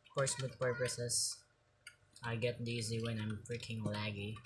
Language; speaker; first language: English; non-native, local second language; Filipino